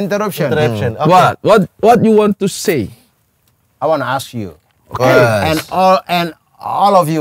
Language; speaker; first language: English; non-native, learner; Indonesian